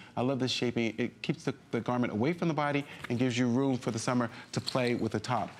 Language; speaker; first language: English; native; English